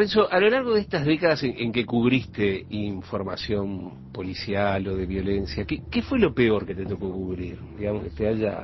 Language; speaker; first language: Spanish; native; Spanish